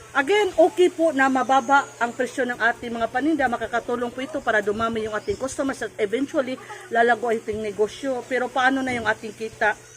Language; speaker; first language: Filipino; non-native, local second language; Cebuano